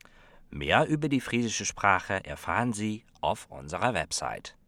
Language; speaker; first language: German; non-native, fluent; Western Frisian